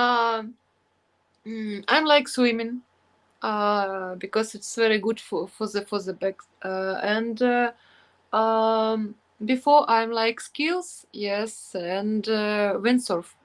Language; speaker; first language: English; non-native, learner; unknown